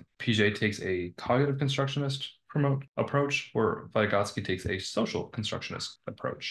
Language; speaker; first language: English; native; English